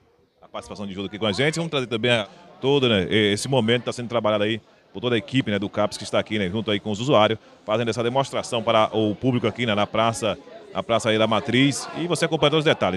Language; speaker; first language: Portuguese; native; Portuguese